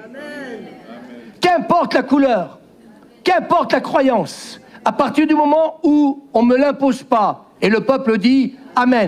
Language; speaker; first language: French; native; French